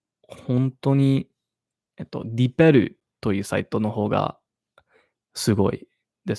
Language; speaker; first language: Japanese; non-native, learner; English